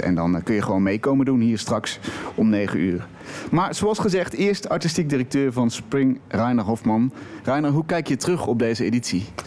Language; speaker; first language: Dutch; native; Dutch